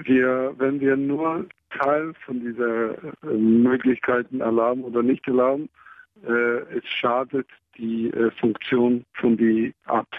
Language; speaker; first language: German; non-native, fluent; Hebrew